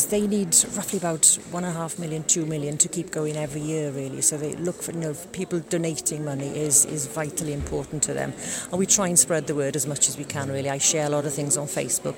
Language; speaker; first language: English; native; English